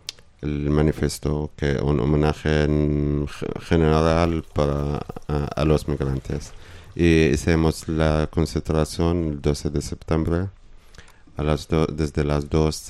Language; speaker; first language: Spanish; non-native, learner; Arabic